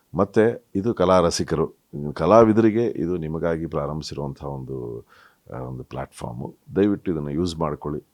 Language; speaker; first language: Kannada; native; Kannada